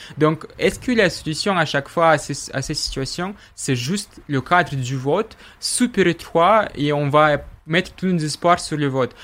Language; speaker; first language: French; non-native, fluent; Russian